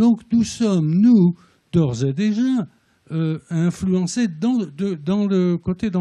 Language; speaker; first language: French; native; French